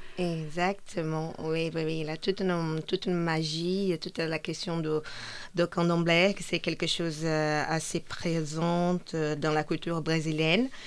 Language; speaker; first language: French; non-native, fluent; Portuguese